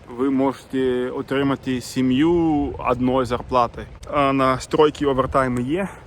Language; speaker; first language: Ukrainian; non-native, local second language; Russian